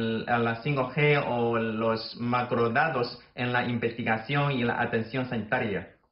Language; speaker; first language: Spanish; non-native, fluent; Chinese